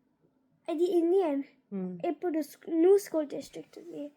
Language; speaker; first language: Telugu; early bilingual, heritage; Telugu